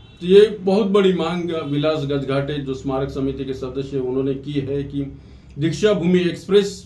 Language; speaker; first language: Hindi; non-native, local second language; Marathi